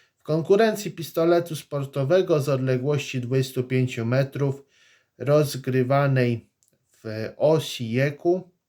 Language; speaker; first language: Polish; native; Polish